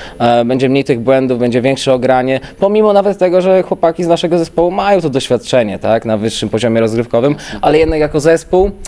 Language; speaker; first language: Polish; native; Polish